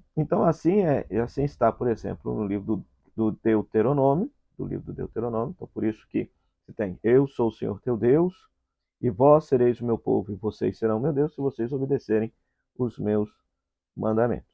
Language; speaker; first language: Portuguese; native; Portuguese